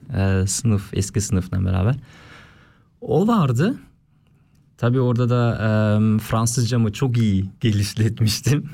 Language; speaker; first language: Turkish; early bilingual, heritage; Turkish